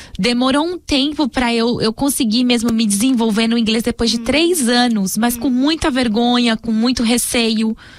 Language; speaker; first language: Portuguese; native; Portuguese